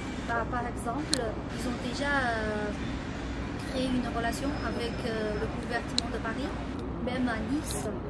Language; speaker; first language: French; non-native, fluent; Chinese